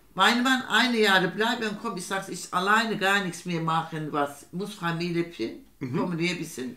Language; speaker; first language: German; non-native, learner; Turkish